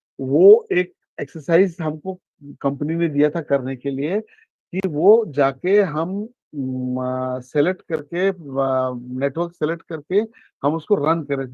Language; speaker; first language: Hindi; native; Hindi